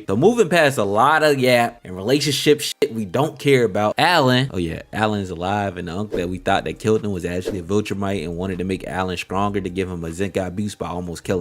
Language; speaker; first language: English; native; English